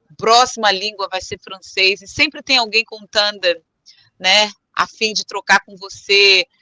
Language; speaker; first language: Portuguese; native; Portuguese